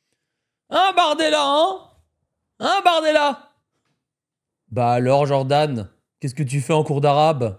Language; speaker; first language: French; native; French